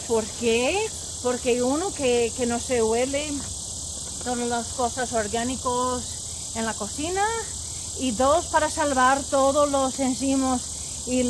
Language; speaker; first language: Spanish; non-native, learner; English